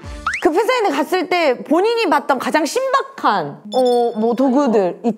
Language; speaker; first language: Korean; native; Korean